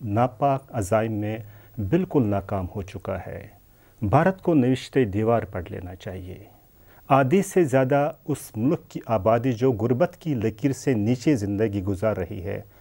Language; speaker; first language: Urdu; non-native, local second language; Kashmiri